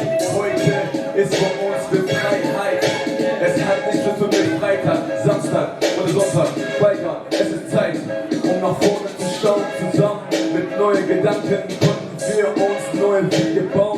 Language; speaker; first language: German; non-native, fluent; Persian